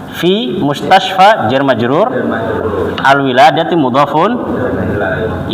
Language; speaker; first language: Arabic; non-native, learner; Indonesian